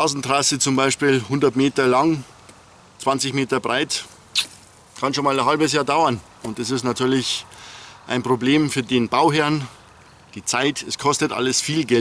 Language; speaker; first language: German; native; German